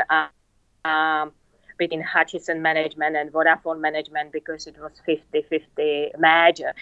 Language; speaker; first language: English; non-native, fluent; Czech